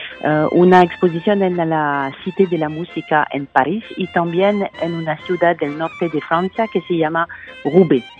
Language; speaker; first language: Spanish; non-native, fluent; French